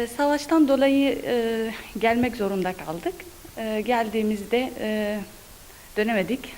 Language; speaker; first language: Turkish; non-native, learner; Arabic